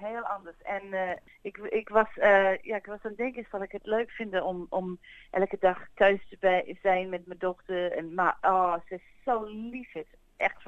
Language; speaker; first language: Dutch; early bilingual, heritage; English